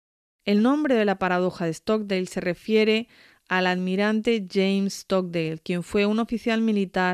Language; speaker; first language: Spanish; native; Spanish